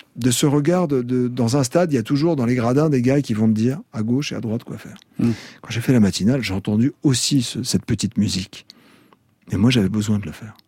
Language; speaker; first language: French; native; French